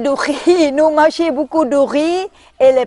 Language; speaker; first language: French; non-native, learner; Thai